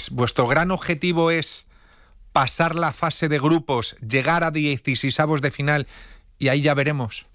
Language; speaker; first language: Spanish; native; Spanish